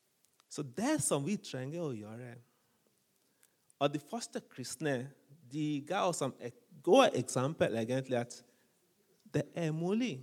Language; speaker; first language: Norwegian; non-native, fluent; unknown